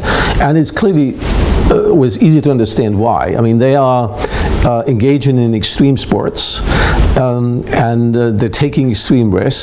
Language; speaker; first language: English; non-native, fluent; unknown